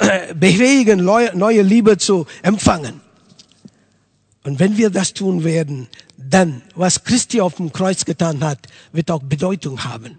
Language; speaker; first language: German; non-native, fluent; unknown